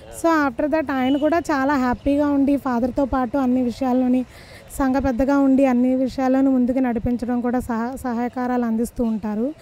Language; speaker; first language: Telugu; non-native, local second language; Tamil